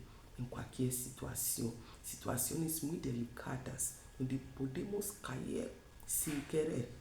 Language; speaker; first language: Spanish; non-native, fluent; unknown